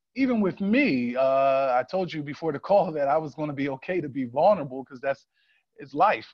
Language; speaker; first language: English; native; English